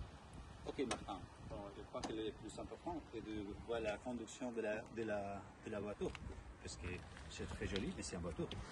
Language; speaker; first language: French; non-native, learner; Spanish